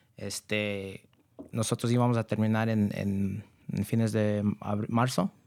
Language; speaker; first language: Spanish; early bilingual, heritage; Spanish